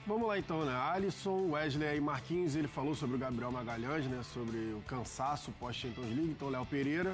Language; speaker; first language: Portuguese; native; Portuguese